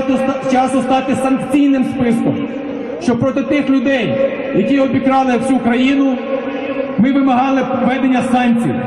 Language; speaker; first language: Ukrainian; native; Ukrainian